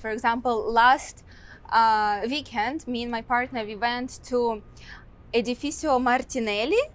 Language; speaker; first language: English; non-native, fluent; Russian